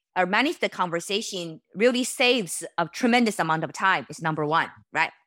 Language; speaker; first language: English; non-native, fluent; Chinese